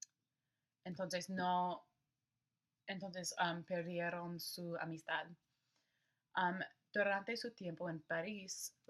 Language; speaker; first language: Spanish; non-native, learner; English